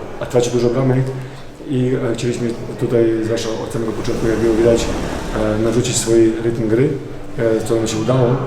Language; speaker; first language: Polish; non-native, fluent; Serbian